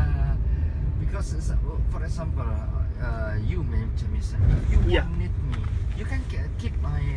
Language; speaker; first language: English; non-native, learner; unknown